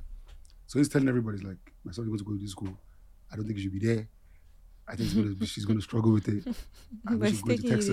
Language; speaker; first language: English; non-native, local second language; Yoruba